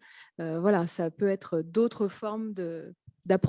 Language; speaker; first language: French; native; French